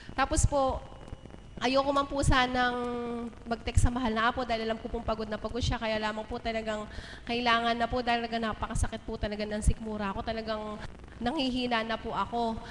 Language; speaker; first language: Filipino; native; Filipino